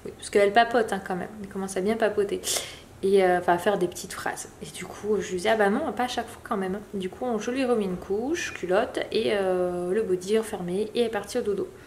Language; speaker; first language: French; native; French